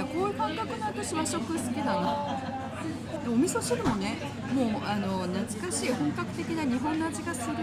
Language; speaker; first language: Japanese; native; Japanese